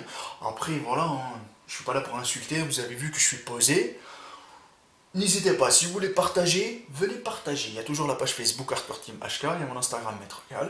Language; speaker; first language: French; native; French